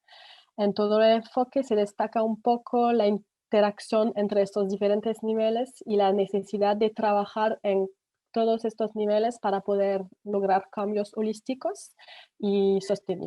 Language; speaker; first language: Spanish; non-native, fluent; French